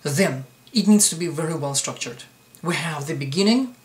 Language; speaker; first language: English; non-native, fluent; Russian